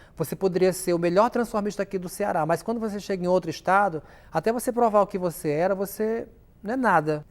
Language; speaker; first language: Portuguese; native; Portuguese